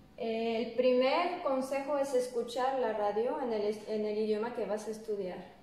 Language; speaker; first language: Spanish; non-native, fluent; French